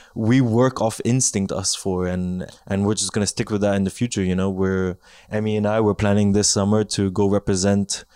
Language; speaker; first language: English; native; English